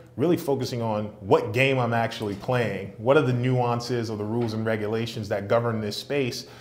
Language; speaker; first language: English; native; English